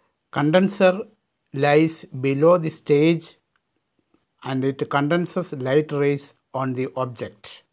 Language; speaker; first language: English; non-native, local second language; Malayalam